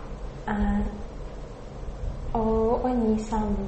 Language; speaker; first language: Japanese; non-native, learner; Russian